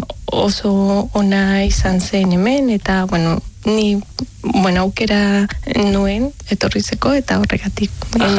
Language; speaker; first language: Basque; non-native, learner; Spanish